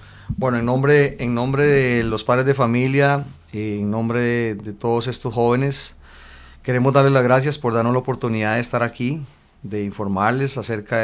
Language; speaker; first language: Spanish; native; Spanish